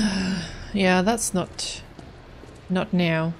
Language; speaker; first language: English; native; English